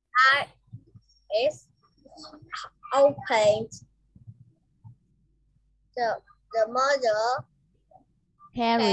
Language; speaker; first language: English; non-native, learner; Vietnamese